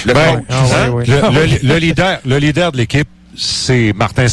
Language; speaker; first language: French; native; French